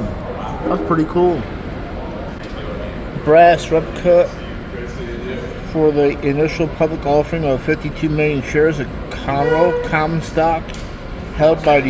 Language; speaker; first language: English; native; English